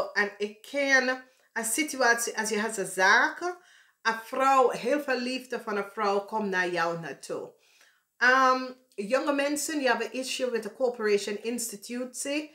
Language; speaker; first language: Dutch; non-native, learner; English